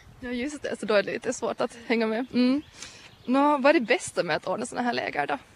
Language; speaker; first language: Swedish; native; Swedish